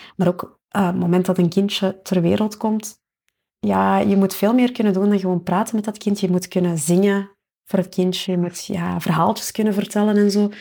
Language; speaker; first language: Dutch; native; Dutch